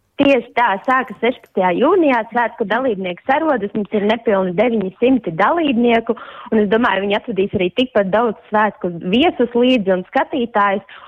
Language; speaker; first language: Latvian; early bilingual, heritage; Latvian